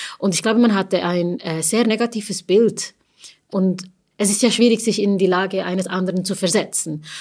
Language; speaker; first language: German; early bilingual, other home language; Tamil